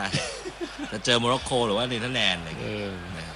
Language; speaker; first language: Thai; native; Thai